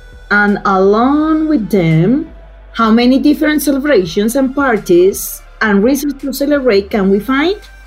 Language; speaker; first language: English; non-native, fluent; Spanish